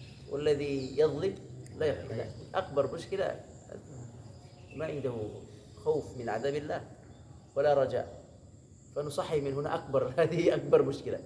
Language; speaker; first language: Arabic; non-native, fluent; Indonesian